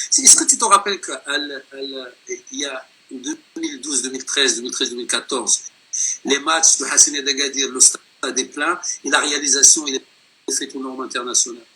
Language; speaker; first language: French; non-native, local second language; Arabic